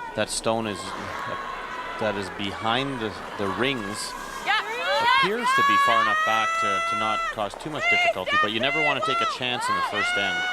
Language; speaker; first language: English; native; English